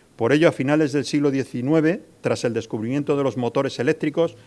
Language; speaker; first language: Spanish; native; Spanish